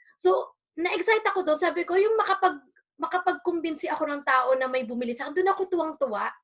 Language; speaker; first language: Filipino; native; Filipino